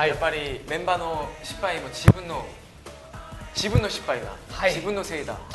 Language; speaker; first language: Japanese; non-native, fluent; Korean